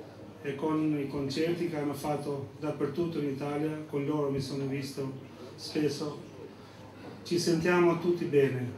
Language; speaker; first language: Italian; non-native, fluent; Albanian